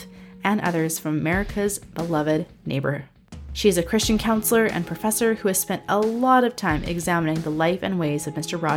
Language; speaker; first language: English; native; English